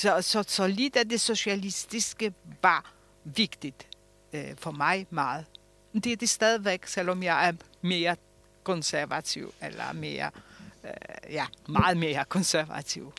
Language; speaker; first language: Danish; non-native, fluent; Polish